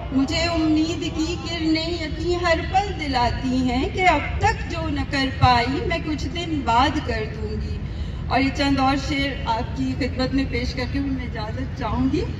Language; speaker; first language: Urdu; non-native, local second language; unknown